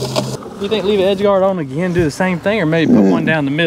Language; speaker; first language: English; native; English